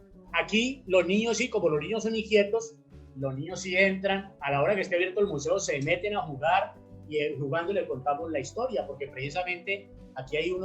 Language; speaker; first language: Spanish; native; Spanish